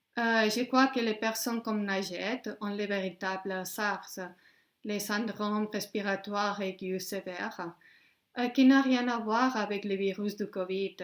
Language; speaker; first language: French; non-native, fluent; Spanish